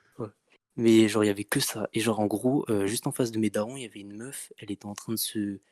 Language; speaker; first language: French; native; French